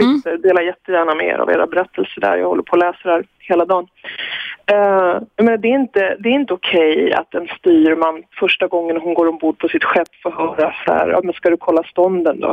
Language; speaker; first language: Swedish; native; Swedish